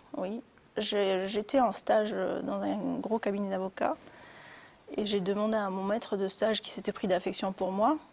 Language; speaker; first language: French; early bilingual, other home language; Arabic